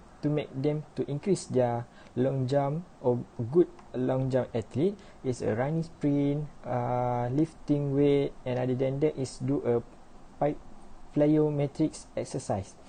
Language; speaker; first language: English; non-native, learner; Malay